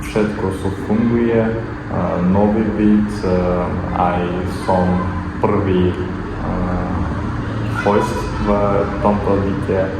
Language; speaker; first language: Slovak; non-native, learner; Kazakh